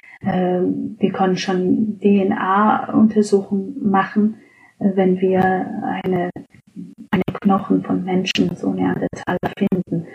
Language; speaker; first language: German; non-native, fluent; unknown